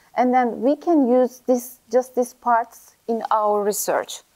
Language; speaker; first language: English; non-native, learner; Turkish